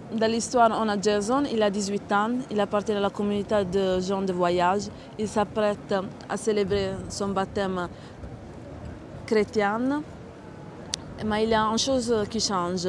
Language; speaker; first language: French; non-native, learner; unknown